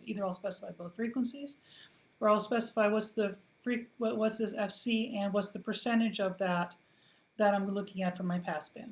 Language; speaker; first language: English; native; English